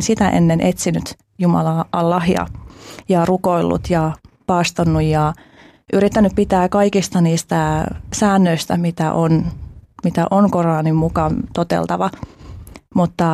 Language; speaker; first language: Finnish; early bilingual, other home language; Albanian